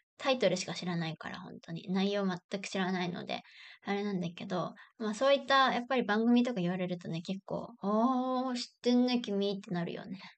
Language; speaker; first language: Japanese; native; Japanese